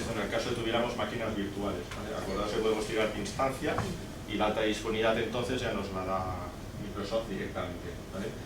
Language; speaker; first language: Spanish; native; Spanish